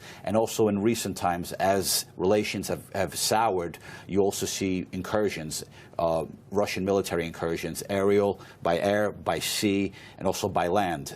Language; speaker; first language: English; native; English